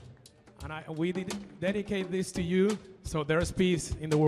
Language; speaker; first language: English; native; English